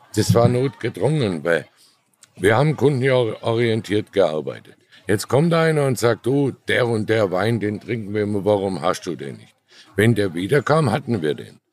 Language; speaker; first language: German; native; German